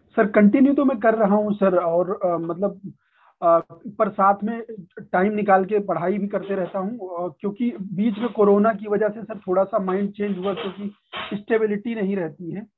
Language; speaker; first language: Hindi; native; Hindi